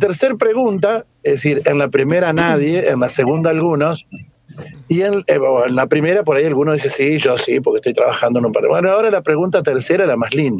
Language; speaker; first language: Spanish; native; Spanish